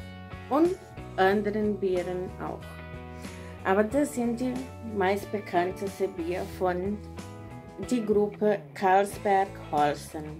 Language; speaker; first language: German; non-native, learner; Portuguese